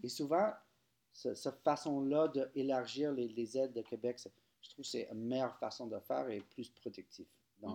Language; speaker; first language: French; non-native, local second language; English